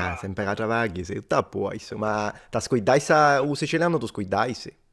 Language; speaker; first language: Italian; native; Italian